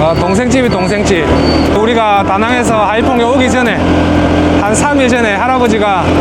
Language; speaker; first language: Korean; native; Korean